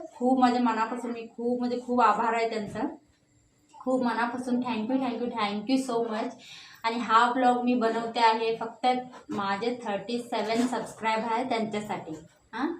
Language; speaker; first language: Marathi; non-native, local second language; Hindi